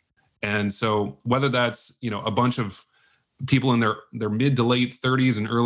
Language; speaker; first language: English; native; English